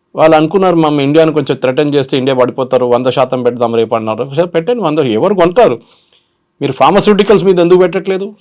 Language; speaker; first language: Telugu; non-native, local second language; Malayalam